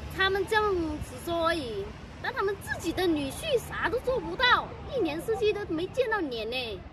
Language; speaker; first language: Chinese; non-native, fluent; Vietnamese